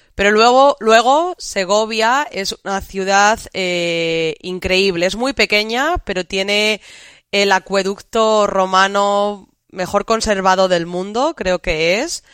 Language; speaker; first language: Spanish; native; Spanish